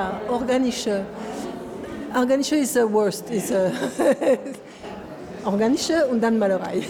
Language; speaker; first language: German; non-native, learner; French